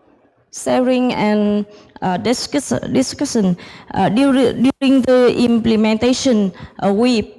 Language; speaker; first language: English; non-native, fluent; Vietnamese